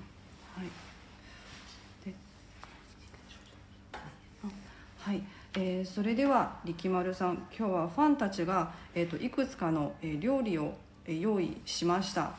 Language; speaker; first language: Japanese; non-native, fluent; Chinese